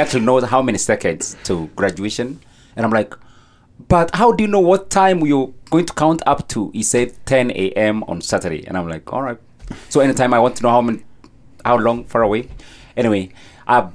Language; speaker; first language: English; non-native, local second language; Meru